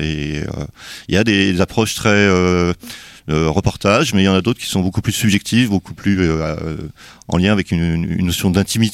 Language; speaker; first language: French; native; French